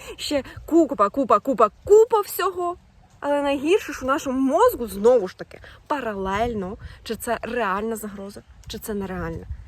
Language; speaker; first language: Ukrainian; non-native, local second language; Russian